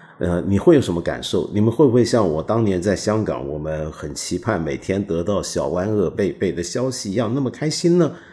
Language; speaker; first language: Chinese; non-native, local second language; Cantonese